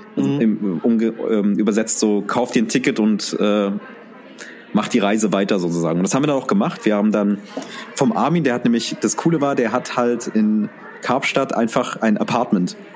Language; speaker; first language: German; early bilingual, other home language; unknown